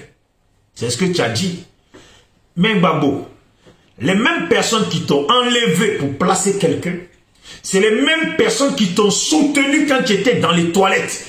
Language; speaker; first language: French; native; French